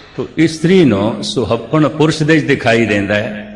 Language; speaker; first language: Urdu; non-native, local second language; Punjabi